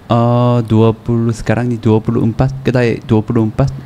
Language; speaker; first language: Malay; non-native, learner; Korean